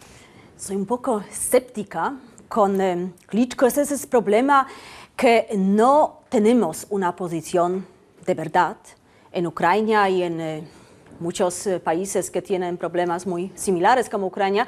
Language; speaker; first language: Spanish; non-native, fluent; Polish